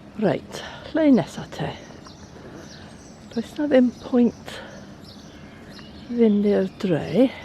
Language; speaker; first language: Welsh; non-native, fluent; English